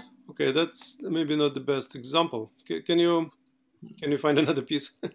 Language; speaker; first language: English; non-native, fluent; Russian